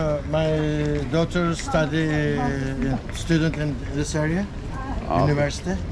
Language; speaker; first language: English; non-native, learner; Turkish